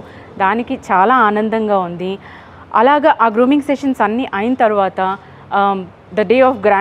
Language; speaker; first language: Telugu; native; Telugu